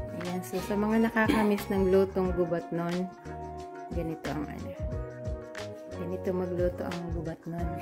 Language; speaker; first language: Filipino; non-native, local second language; Bikol